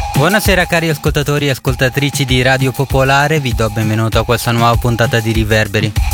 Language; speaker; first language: Italian; early bilingual, other home language; Punjabi